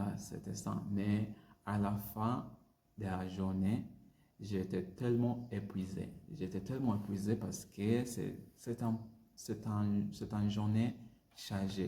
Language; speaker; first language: French; non-native, learner; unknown